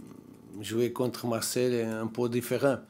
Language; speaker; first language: French; non-native, learner; Portuguese